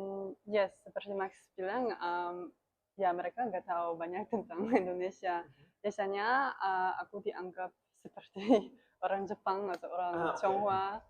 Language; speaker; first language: Indonesian; non-native, learner; German